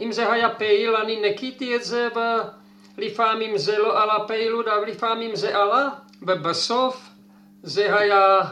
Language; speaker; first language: Hebrew; non-native, fluent; Czech